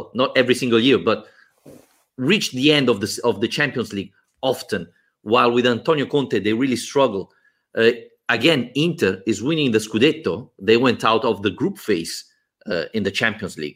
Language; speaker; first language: English; non-native, fluent; Italian